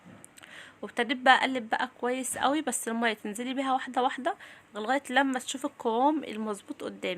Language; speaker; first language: Arabic; native; Arabic